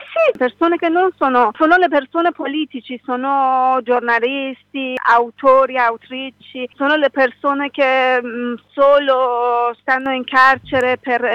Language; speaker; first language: Italian; non-native, learner; Persian